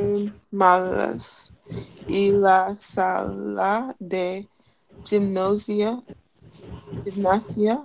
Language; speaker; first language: Spanish; non-native, learner; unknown